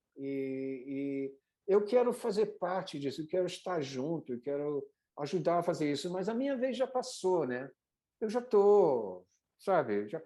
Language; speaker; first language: Portuguese; non-native, fluent; English